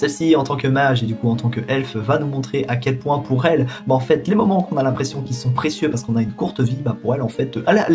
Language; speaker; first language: French; native; French